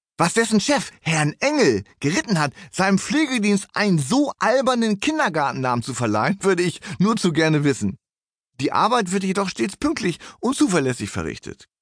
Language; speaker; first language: German; native; German